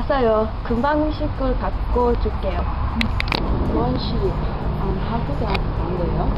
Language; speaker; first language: Korean; non-native, learner; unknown